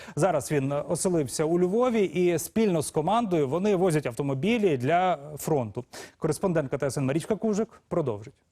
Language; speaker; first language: Ukrainian; native; Ukrainian